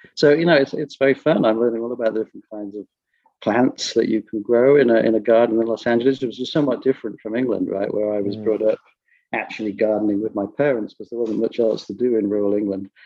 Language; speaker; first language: English; native; English